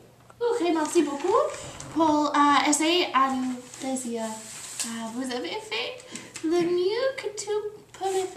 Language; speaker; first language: French; non-native, learner; English